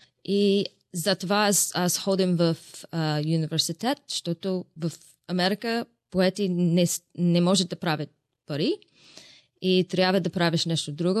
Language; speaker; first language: Bulgarian; non-native, learner; English